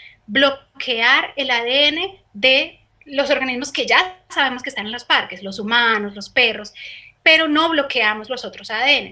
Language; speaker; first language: Spanish; native; Spanish